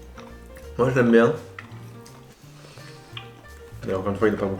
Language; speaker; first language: French; native; French